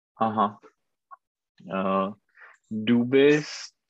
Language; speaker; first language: German; non-native, learner; Czech